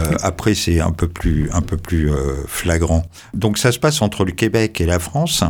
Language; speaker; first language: French; native; French